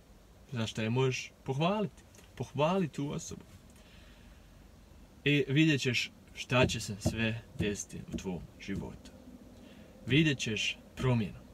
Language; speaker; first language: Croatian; early bilingual, heritage; Croatian